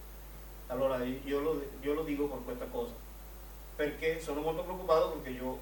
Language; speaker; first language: Italian; non-native, learner; Spanish